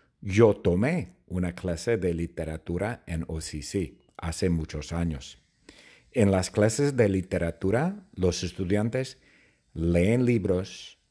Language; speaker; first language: Spanish; non-native, fluent; English